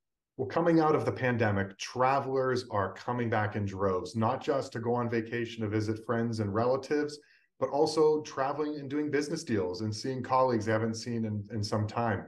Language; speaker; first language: English; native; English